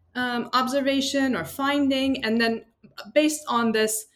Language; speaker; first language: English; non-native, fluent; Turkish